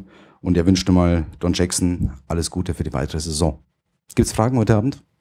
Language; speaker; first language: German; native; German